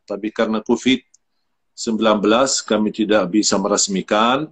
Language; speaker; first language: Indonesian; non-native, fluent; Arabic